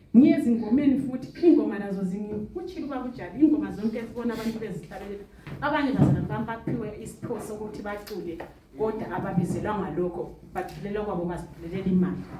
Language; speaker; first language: Zulu; non-native, local second language; Xhosa